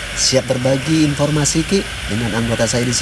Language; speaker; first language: Indonesian; native; Indonesian